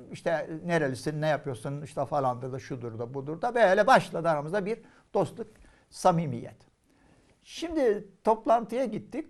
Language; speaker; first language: Turkish; non-native, fluent; Arabic